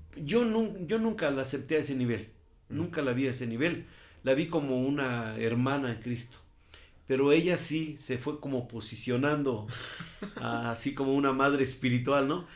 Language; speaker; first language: Spanish; native; Spanish